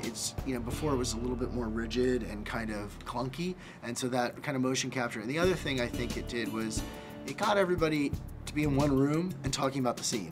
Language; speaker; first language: English; native; English